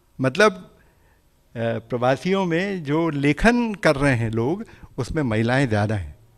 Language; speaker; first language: Hindi; native; Hindi